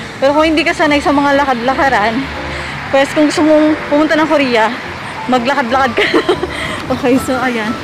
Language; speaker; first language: Filipino; native; Filipino